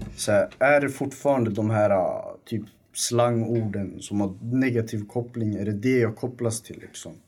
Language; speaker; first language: Swedish; early bilingual, other home language; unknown